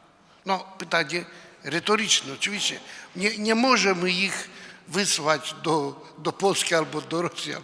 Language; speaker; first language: Polish; non-native, fluent; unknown